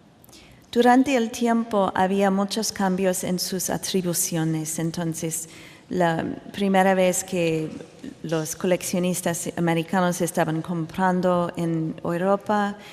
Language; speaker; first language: Spanish; non-native, fluent; English